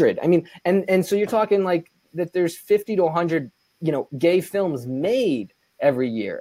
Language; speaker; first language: English; native; English